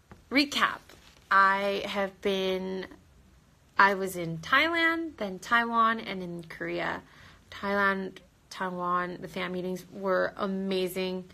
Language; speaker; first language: English; early bilingual, other home language; Korean